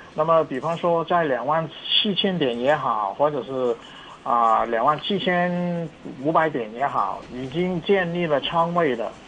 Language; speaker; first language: Chinese; non-native, local second language; Cantonese